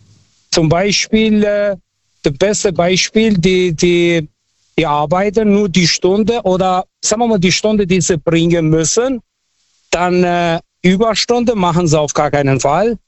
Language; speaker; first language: German; non-native, fluent; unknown